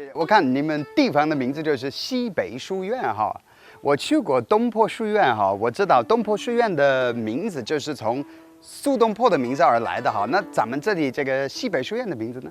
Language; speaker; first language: Chinese; non-native, fluent; English